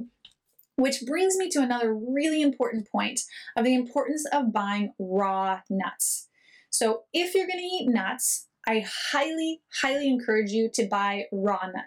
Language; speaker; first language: English; native; English